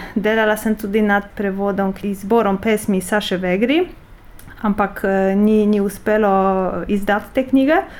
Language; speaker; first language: Slovenian; non-native, fluent; Polish